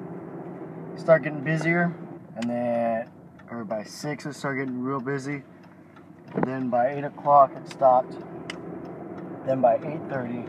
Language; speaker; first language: English; native; English